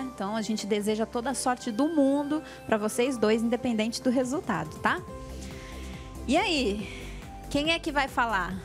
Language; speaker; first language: Portuguese; native; Portuguese